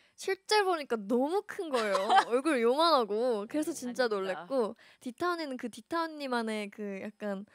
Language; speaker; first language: Korean; native; Korean